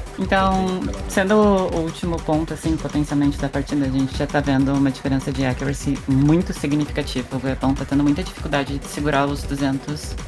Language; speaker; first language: Portuguese; native; Portuguese